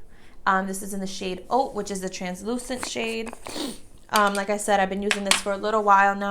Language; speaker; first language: English; native; English